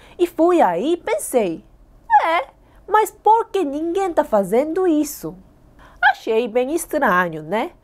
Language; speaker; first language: Portuguese; non-native, fluent; Korean